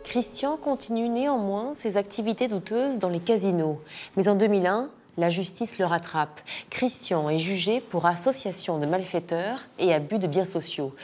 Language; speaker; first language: French; native; French